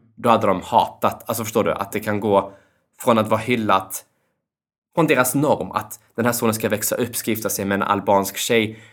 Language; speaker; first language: Swedish; early bilingual, other home language; Albanian